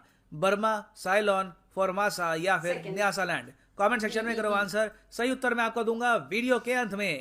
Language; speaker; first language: Hindi; native; Hindi